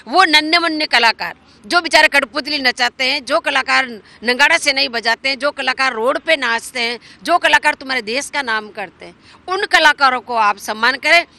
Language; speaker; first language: Hindi; native; Hindi